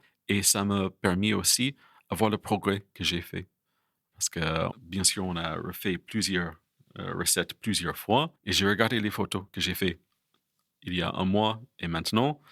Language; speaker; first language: French; non-native, fluent; English